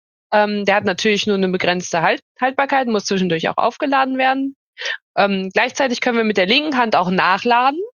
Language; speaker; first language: German; native; German